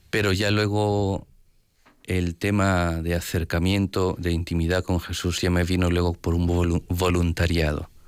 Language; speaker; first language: Spanish; native; Spanish